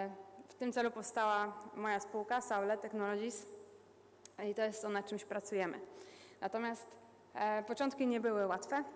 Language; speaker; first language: Polish; native; Polish